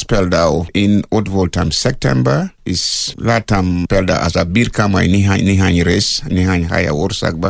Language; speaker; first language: Hungarian; non-native, learner; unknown